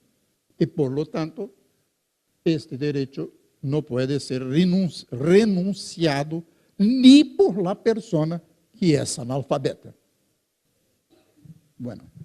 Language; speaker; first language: Spanish; non-native, fluent; Portuguese